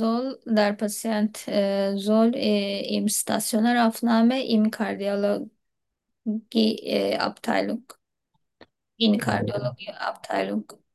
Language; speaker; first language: German; non-native, learner; Turkish